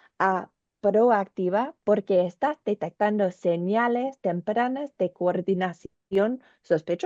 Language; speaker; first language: Spanish; non-native, learner; English